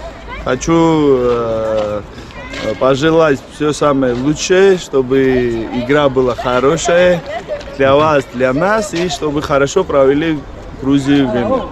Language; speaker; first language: Russian; non-native, fluent; Georgian